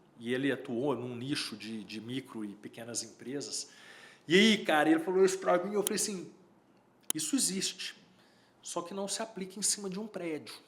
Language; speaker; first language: Portuguese; native; Portuguese